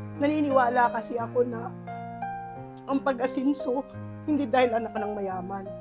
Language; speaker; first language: Filipino; non-native, local second language; Cebuano